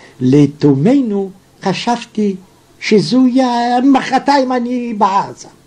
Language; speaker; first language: Hebrew; non-native, fluent; Yiddish